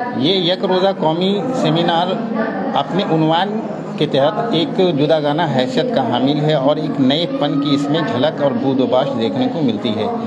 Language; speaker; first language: Urdu; native; Urdu